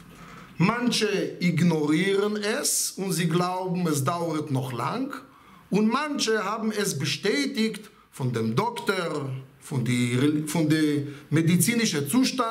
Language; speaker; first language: German; non-native, fluent; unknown